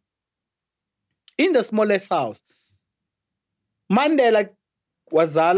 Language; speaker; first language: English; non-native, local second language; Xhosa